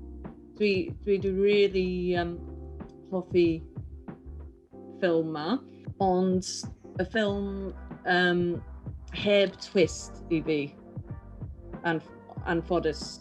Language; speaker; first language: Welsh; non-native, learner; English